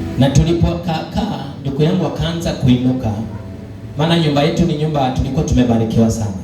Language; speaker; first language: Swahili; non-native, local second language; Luyia